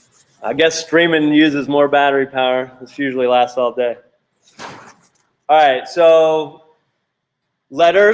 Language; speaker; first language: English; native; English